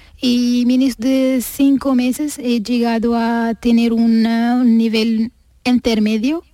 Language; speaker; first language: Spanish; non-native, learner; Arabic